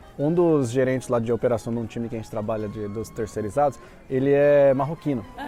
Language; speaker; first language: Portuguese; native; Portuguese